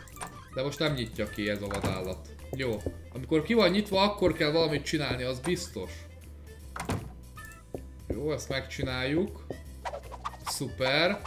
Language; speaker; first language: Hungarian; native; Hungarian